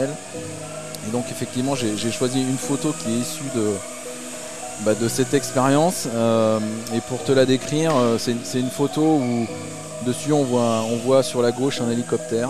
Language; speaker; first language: French; native; French